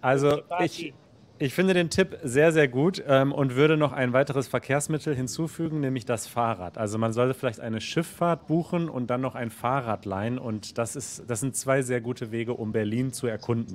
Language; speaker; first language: German; native; German